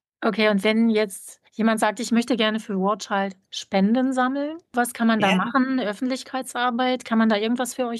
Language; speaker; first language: German; native; German